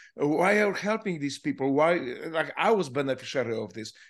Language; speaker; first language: English; non-native, fluent; Polish